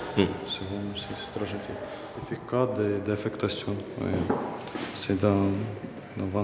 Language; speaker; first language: French; non-native, learner; Ukrainian